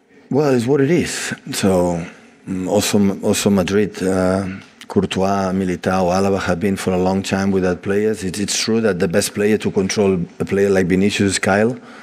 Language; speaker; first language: English; non-native, fluent; Catalan